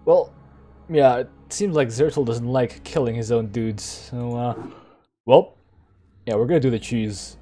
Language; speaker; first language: English; native; English